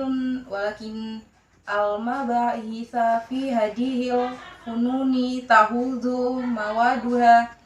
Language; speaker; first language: Arabic; non-native, learner; Indonesian